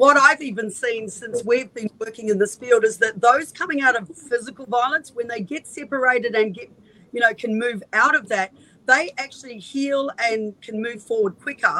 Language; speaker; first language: English; native; English